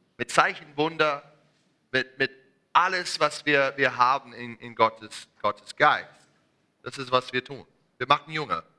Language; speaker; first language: German; non-native, learner; English